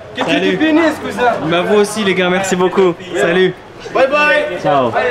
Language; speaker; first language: French; native; French